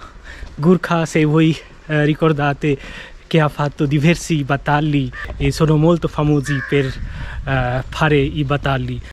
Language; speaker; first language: Italian; non-native, fluent; Bangla